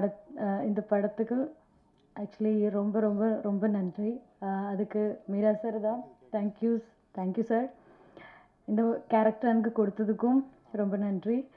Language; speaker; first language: Tamil; non-native, learner; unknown